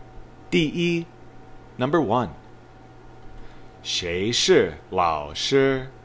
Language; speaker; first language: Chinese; non-native, fluent; English